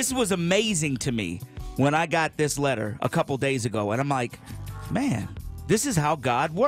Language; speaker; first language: English; native; English